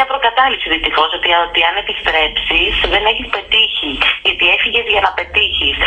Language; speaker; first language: Greek; native; Greek